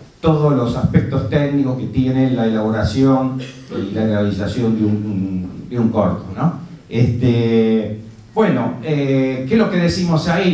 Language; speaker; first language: Spanish; native; Spanish